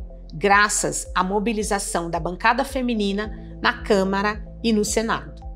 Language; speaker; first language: Portuguese; native; Portuguese